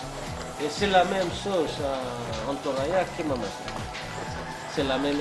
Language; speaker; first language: French; non-native, learner; Indonesian